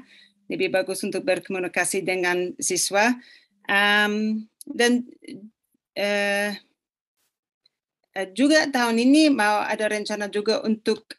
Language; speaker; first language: Indonesian; non-native, fluent; English